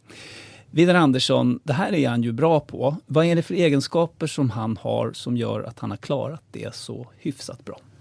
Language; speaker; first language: Swedish; native; Swedish